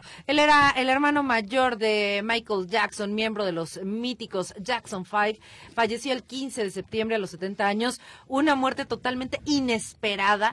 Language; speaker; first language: Spanish; native; Spanish